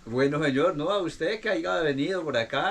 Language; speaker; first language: Spanish; native; Spanish